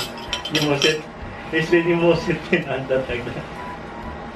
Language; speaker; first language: Russian; non-native, learner; Filipino